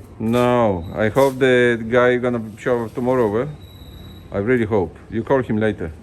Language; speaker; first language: English; non-native, learner; Polish